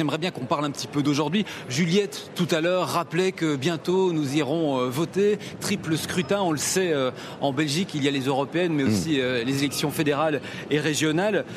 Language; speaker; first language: French; native; French